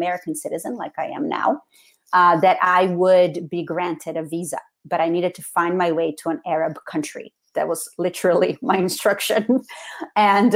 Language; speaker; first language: English; non-native, fluent; Portuguese